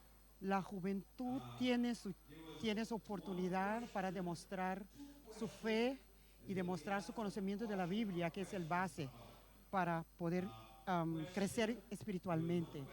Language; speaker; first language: Spanish; non-native, fluent; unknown